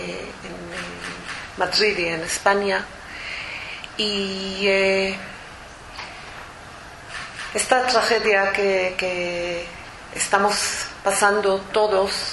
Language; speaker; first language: Spanish; non-native, fluent; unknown